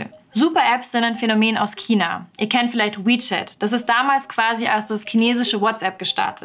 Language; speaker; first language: German; native; German